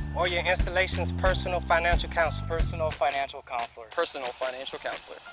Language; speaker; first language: English; native; English